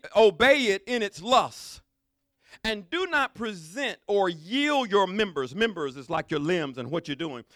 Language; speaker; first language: English; native; English